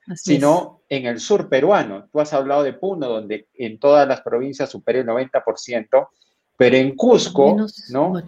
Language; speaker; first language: Spanish; native; Spanish